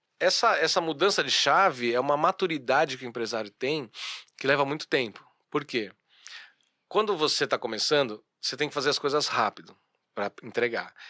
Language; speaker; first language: Portuguese; native; Portuguese